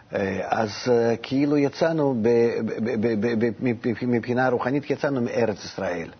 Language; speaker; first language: Hebrew; non-native, fluent; Russian